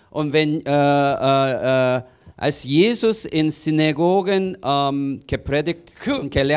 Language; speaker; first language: German; non-native, learner; Korean